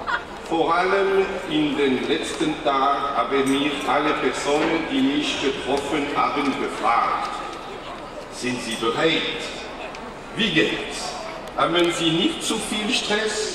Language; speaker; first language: German; non-native, learner; French